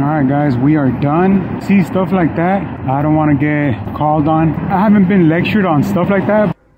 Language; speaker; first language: English; early bilingual, other home language; Spanish